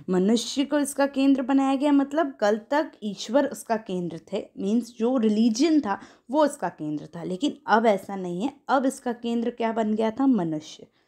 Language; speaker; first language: Hindi; native; Hindi